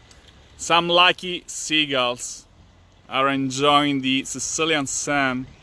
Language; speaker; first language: English; non-native, fluent; Italian